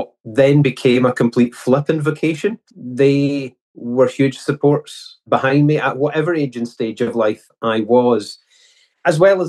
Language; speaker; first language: English; native; English